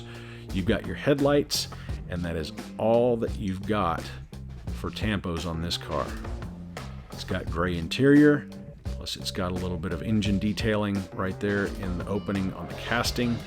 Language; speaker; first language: English; native; English